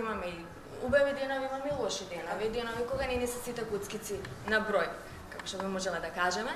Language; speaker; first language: Macedonian; native; Macedonian